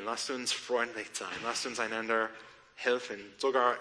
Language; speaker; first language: German; non-native, learner; English